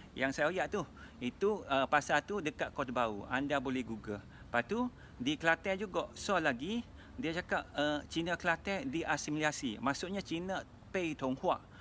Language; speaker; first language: Malay; non-native, local second language; Min Nan Chinese